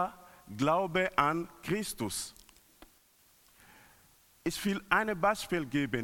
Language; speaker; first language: German; non-native, learner; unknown